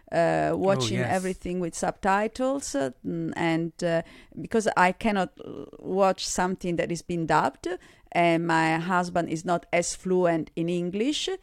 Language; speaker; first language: English; non-native, fluent; Italian